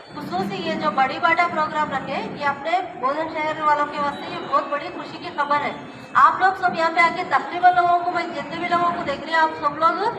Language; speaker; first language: Hindi; non-native, local second language; Urdu